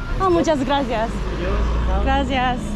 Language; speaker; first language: Spanish; non-native, learner; Korean